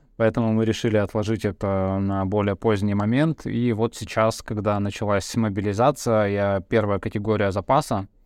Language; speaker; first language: Russian; early bilingual, other home language; Bulgarian